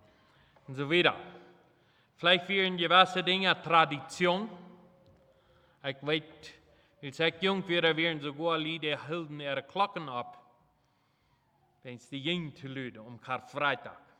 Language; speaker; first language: German; non-native, local second language; Plautdietsch